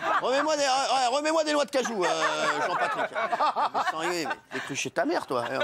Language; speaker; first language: French; native; French